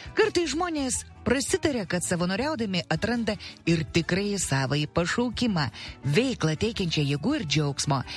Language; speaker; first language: Lithuanian; native; Lithuanian